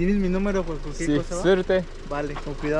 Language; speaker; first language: Spanish; native; Spanish